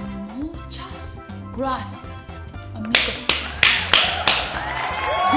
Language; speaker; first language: Spanish; non-native, learner; English